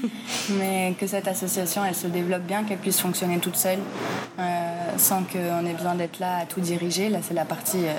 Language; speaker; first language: French; native; French